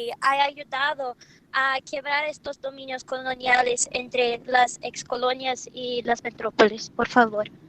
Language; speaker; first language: Spanish; non-native, fluent; Portuguese